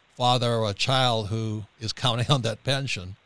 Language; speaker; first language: English; native; English